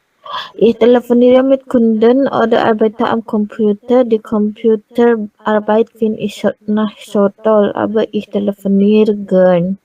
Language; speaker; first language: German; non-native, learner; Indonesian